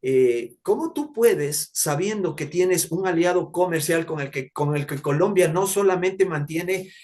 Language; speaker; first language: Spanish; native; Spanish